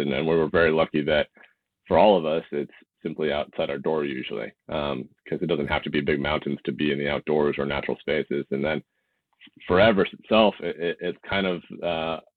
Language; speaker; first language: English; native; English